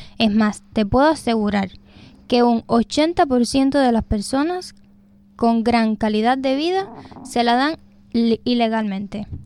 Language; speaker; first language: Spanish; native; Spanish